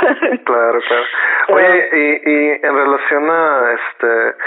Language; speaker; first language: Spanish; native; Spanish